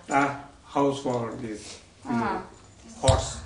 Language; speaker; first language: English; non-native, learner; Tibetan